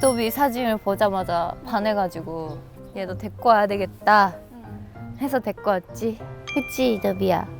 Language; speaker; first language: Korean; non-native, fluent; Japanese